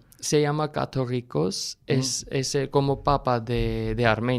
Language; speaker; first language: Spanish; non-native, fluent; Armenian